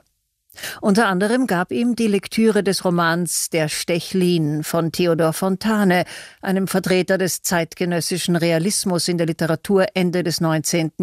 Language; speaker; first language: German; native; German